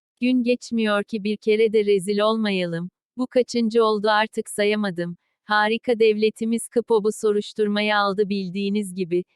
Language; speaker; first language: Turkish; native; Turkish